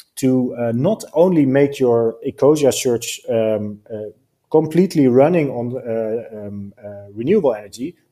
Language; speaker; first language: English; non-native, fluent; Dutch